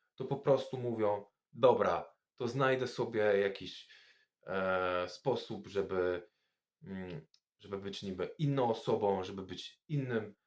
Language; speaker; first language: Polish; non-native, fluent; French